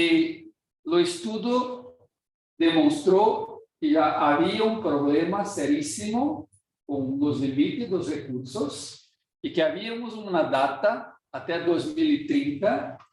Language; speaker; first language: Portuguese; non-native, fluent; Spanish